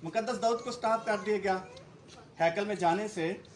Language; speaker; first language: Urdu; non-native, local second language; Punjabi